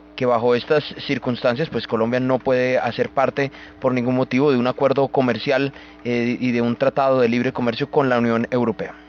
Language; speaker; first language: Spanish; native; Spanish